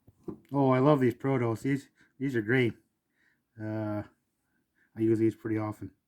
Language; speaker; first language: English; native; English